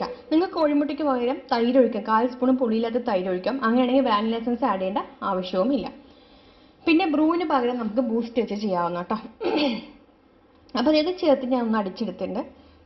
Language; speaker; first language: Malayalam; native; Malayalam